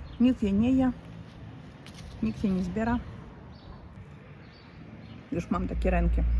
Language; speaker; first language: Polish; non-native, learner; Russian